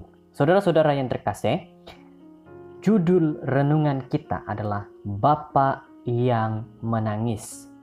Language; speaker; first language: Indonesian; native; Indonesian